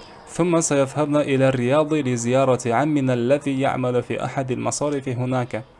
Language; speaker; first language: Arabic; non-native, fluent; Kazakh